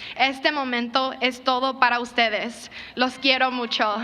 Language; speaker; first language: Spanish; early bilingual, other home language; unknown